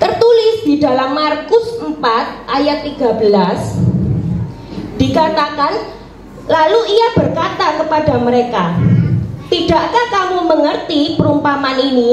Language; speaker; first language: Indonesian; native; Indonesian